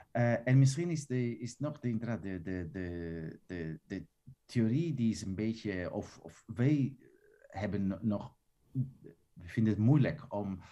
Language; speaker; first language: Dutch; non-native, fluent; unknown